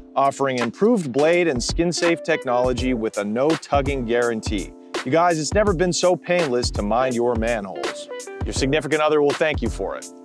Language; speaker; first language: English; native; English